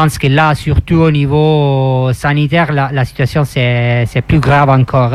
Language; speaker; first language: French; non-native, fluent; Italian